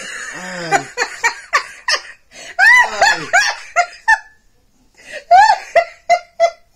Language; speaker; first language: French; native; French